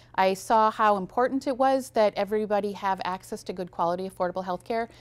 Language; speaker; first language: English; native; English